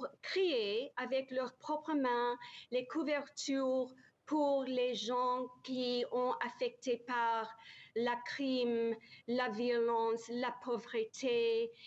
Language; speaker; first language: French; non-native, learner; English